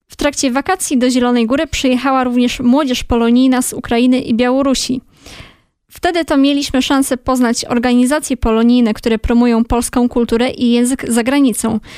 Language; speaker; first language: Polish; native; Polish